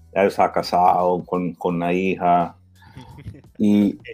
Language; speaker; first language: Spanish; early bilingual, heritage; Spanish